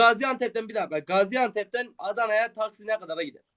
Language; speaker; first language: Turkish; native; Turkish